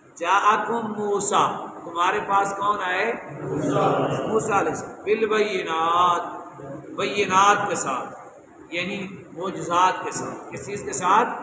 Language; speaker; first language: Urdu; non-native, local second language; Punjabi